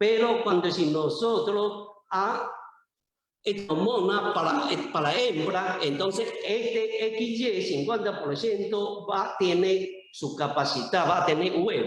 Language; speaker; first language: Spanish; non-native, learner; Chinese